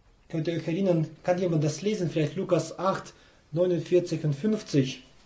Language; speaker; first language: German; non-native, fluent; Russian